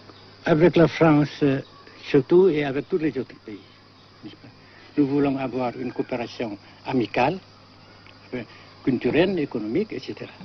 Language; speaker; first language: French; non-native, fluent; Vietnamese